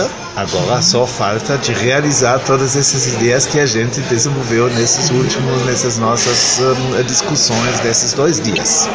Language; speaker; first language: Portuguese; non-native, fluent; German